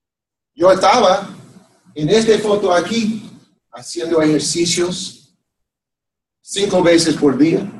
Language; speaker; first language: Spanish; non-native, fluent; English